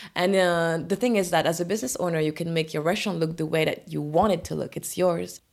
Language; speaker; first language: English; non-native, fluent; French